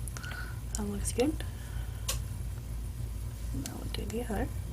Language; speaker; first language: English; native; English